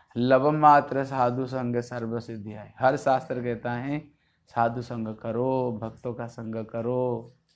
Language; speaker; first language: Hindi; non-native, local second language; Bangla